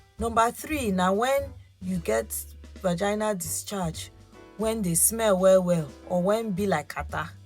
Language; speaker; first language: Nigerian Pidgin; non-native, local second language; Yoruba